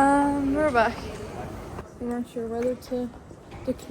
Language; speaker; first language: English; native; English